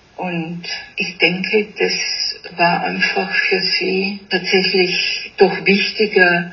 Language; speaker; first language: German; early bilingual, other home language; Italian